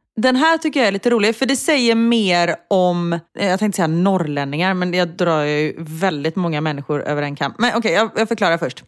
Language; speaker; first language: Swedish; native; Swedish